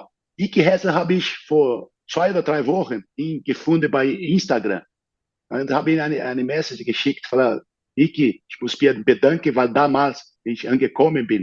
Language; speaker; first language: German; non-native, learner; Portuguese